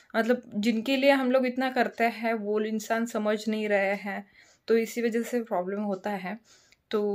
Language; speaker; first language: Hindi; non-native, local second language; Marathi